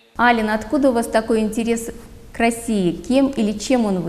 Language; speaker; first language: Russian; native; Russian